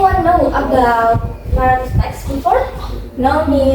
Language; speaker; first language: English; non-native, learner; Indonesian